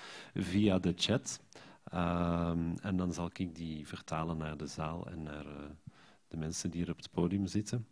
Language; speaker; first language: Dutch; native; Dutch